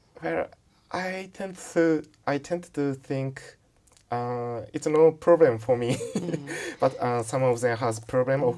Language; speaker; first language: English; non-native, learner; Japanese